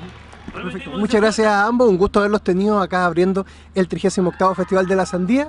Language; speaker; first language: Spanish; native; Spanish